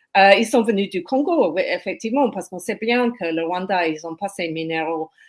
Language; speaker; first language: French; non-native, fluent; English